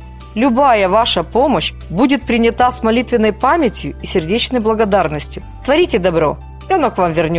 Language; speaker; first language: Russian; native; Russian